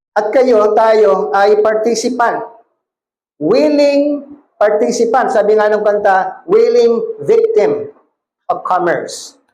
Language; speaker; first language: Filipino; non-native, local second language; Cebuano